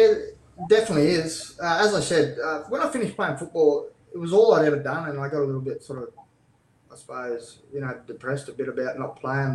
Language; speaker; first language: English; native; English